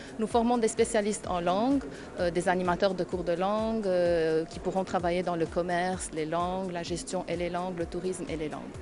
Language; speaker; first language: French; non-native, local second language; Arabic